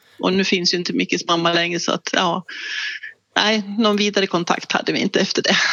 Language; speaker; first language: Swedish; native; Swedish